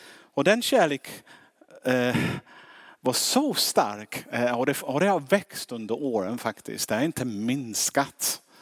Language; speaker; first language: Swedish; non-native, fluent; English